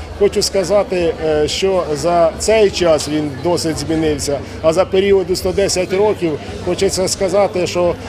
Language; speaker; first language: Ukrainian; native; Ukrainian